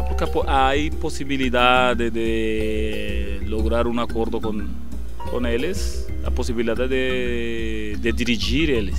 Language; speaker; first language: Portuguese; non-native, fluent; Spanish